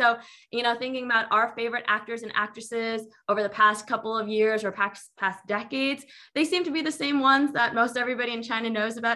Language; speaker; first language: English; native; English